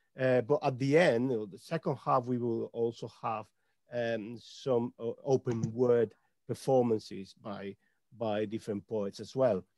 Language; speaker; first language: English; non-native, fluent; Spanish